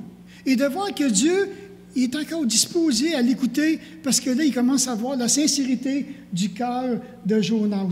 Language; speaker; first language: French; native; French